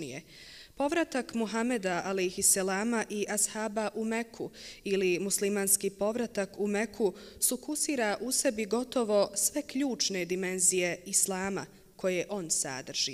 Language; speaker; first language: Bosnian; native; Bosnian